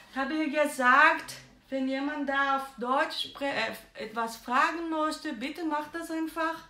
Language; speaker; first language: German; non-native, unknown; Portuguese